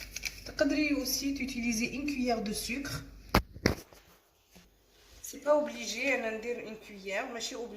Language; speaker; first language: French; non-native, local second language; Arabic